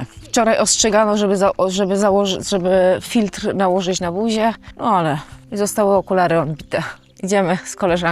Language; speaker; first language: Polish; native; Polish